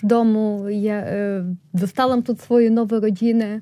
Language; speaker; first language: Polish; non-native, fluent; Ukrainian